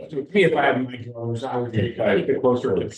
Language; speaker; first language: English; native; English